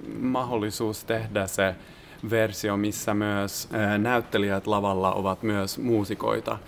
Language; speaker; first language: Finnish; non-native, fluent; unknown